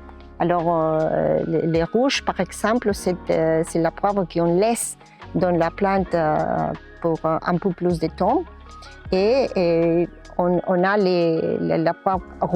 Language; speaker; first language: French; non-native, learner; Spanish